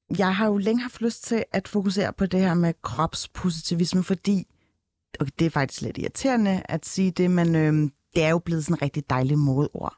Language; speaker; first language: Danish; early bilingual, other home language; Turkish